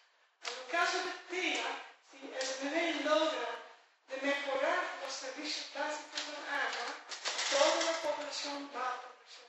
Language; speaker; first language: Spanish; non-native, fluent; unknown